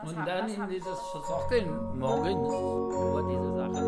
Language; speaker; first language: German; non-native, learner; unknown